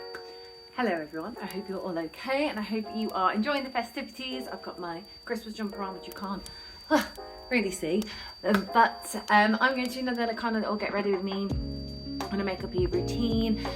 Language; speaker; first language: English; native; English